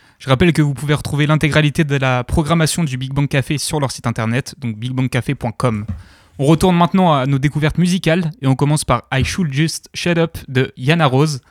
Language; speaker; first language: French; native; French